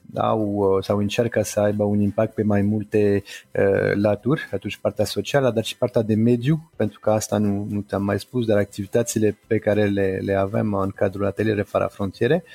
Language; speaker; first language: Romanian; non-native, fluent; French